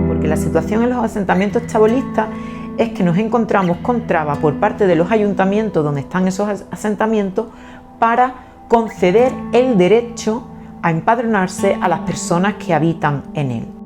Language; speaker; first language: Spanish; native; Spanish